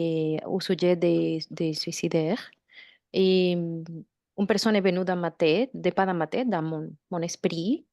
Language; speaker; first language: French; non-native, learner; Spanish